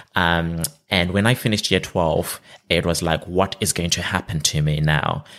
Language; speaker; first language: English; non-native, local second language; Shona